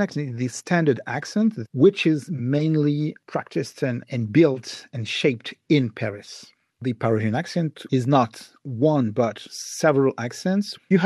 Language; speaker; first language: English; non-native, fluent; French